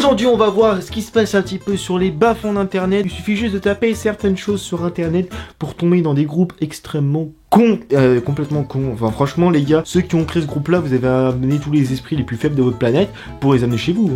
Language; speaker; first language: French; native; French